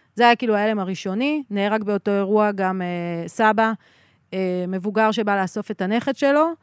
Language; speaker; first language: Hebrew; native; Hebrew